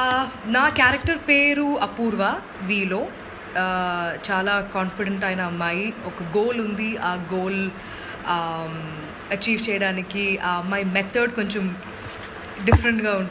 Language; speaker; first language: Telugu; non-native, fluent; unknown